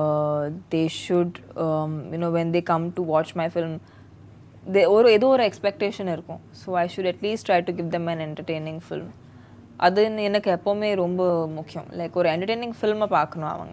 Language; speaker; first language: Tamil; non-native, fluent; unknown